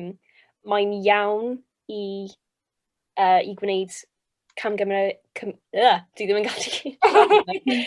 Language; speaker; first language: Welsh; non-native, local second language; English